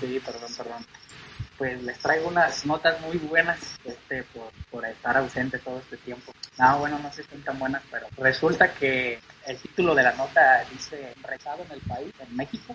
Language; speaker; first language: Spanish; native; Spanish